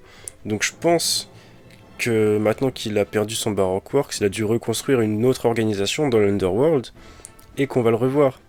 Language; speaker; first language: French; native; French